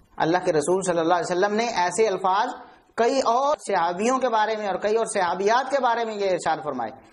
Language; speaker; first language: Urdu; non-native, local second language; Punjabi